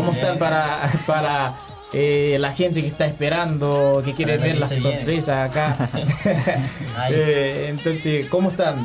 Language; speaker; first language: Spanish; non-native, learner; Haitian Creole